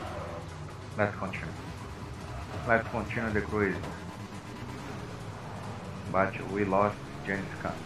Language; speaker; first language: English; non-native, learner; Portuguese